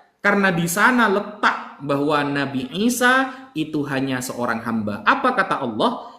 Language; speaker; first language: Indonesian; native; Indonesian